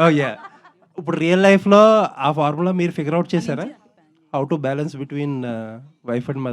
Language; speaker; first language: Telugu; native; Telugu